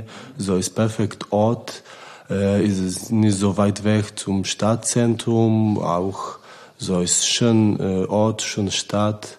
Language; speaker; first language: German; non-native, learner; Polish